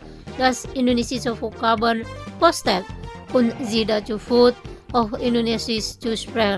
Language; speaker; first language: German; non-native, fluent; Indonesian